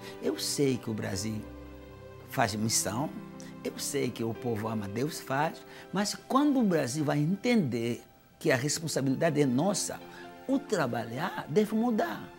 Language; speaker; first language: Portuguese; non-native, fluent; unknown